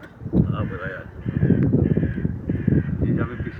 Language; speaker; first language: French; native; French